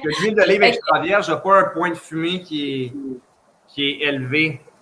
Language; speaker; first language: French; native; French